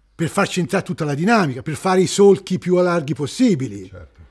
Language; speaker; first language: Italian; native; Italian